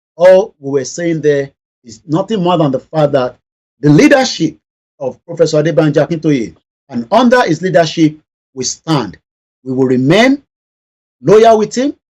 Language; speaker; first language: English; non-native, local second language; Yoruba